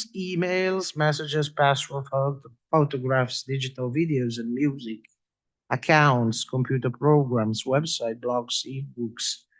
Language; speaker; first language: English; non-native, fluent; Italian